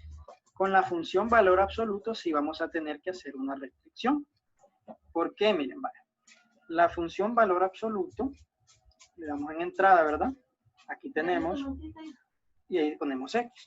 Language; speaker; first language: Spanish; native; Spanish